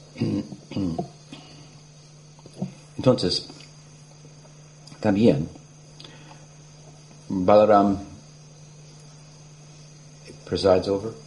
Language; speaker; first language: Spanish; non-native, learner; English